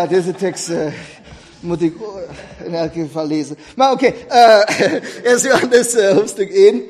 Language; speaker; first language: Dutch; non-native, fluent; German